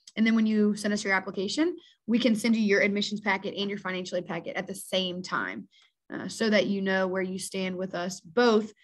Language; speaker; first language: English; native; English